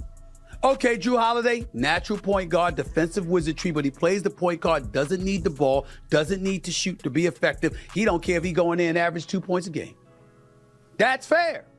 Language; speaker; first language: English; native; English